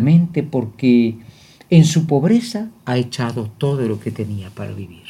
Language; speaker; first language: Spanish; native; Spanish